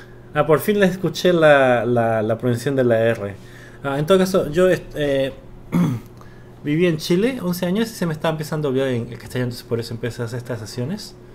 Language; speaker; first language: Spanish; non-native, fluent; Korean